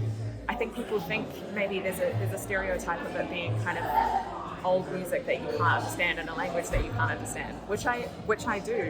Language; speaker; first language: English; native; English